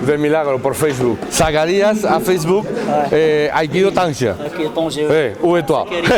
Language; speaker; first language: Spanish; native; Spanish